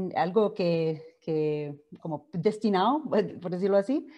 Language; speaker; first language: Spanish; non-native, fluent; English